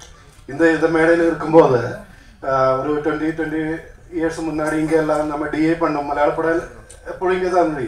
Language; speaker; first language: Tamil; non-native, learner; Malayalam